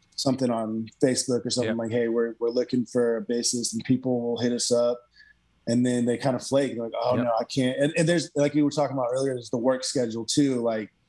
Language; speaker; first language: English; native; English